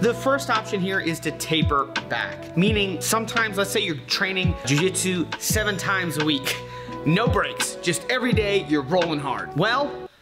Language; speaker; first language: English; native; English